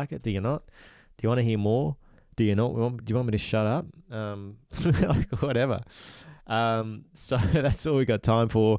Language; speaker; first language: English; native; English